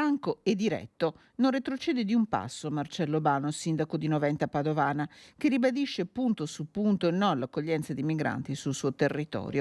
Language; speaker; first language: Italian; native; Italian